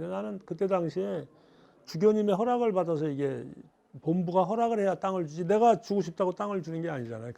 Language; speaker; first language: Korean; native; Korean